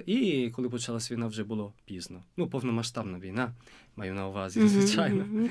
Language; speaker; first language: Ukrainian; non-native, fluent; Italian